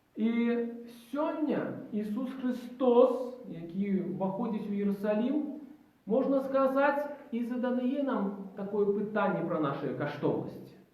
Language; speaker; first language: Belarusian; native; Belarusian